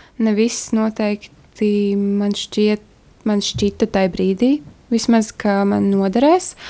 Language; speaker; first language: Latvian; native; Latvian